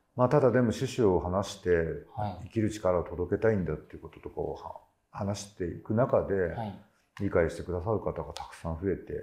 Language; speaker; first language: Japanese; native; Japanese